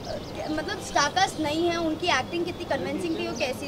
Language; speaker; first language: Hindi; native; Hindi